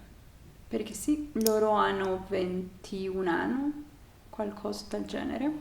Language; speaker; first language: Italian; non-native, learner; Spanish